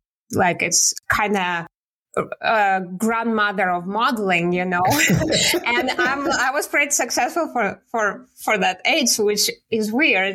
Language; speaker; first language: English; non-native, learner; Russian